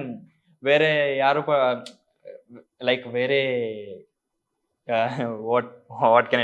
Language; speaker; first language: Tamil; non-native, learner; Telugu